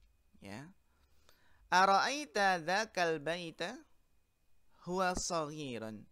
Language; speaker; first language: Arabic; non-native, fluent; Indonesian